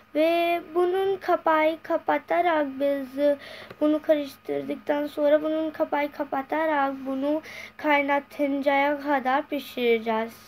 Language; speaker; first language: Turkish; non-native, fluent; Urdu